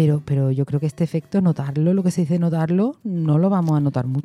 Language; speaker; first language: Spanish; native; Spanish